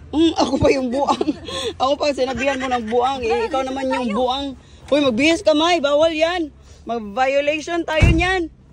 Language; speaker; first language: Filipino; non-native, local second language; Cebuano